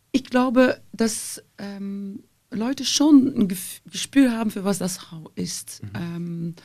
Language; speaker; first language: German; non-native, fluent; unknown